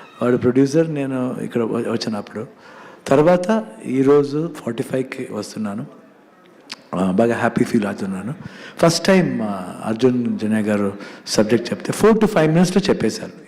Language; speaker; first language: Telugu; non-native, learner; Kannada